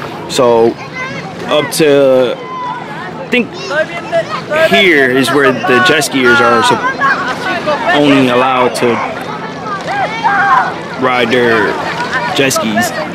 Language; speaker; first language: English; early bilingual, other home language; Spanish